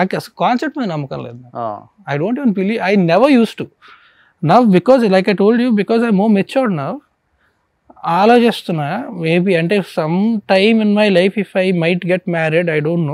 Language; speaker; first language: Telugu; native; Telugu